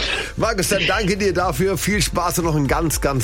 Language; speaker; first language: German; native; German